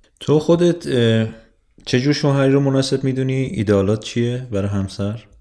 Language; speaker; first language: Persian; native; Persian